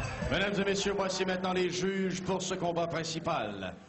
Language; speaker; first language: French; native; French